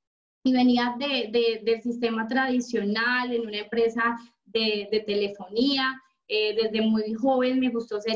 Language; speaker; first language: Spanish; native; Spanish